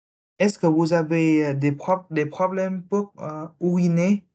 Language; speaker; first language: French; non-native, learner; Vietnamese